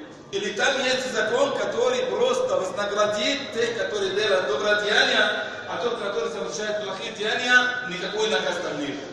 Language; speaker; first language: Russian; non-native, fluent; Arabic